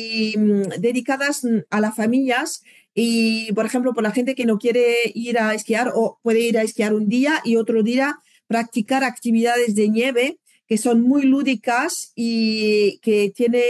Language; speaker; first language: Spanish; non-native, fluent; French